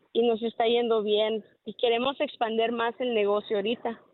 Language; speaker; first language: Spanish; early bilingual, heritage; Spanish